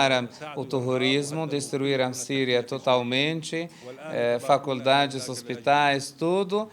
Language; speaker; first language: Portuguese; non-native, fluent; Arabic